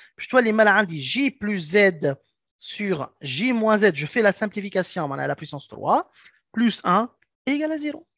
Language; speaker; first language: French; non-native, local second language; Arabic